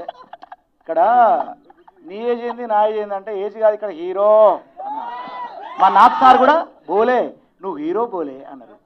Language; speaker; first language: Telugu; native; Telugu